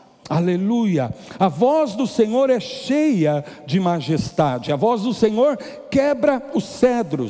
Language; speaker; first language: Portuguese; native; Portuguese